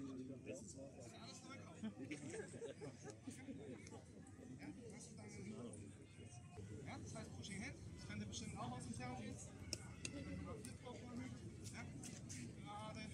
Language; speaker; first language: German; non-native, fluent; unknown